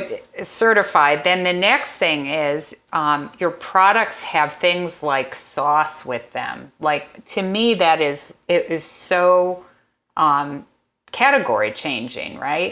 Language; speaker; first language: English; native; English